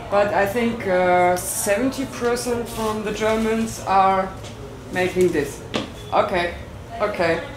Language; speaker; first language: English; non-native, learner; German